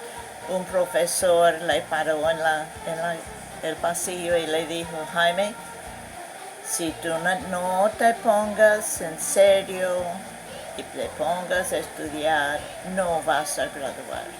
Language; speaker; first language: Spanish; non-native, fluent; English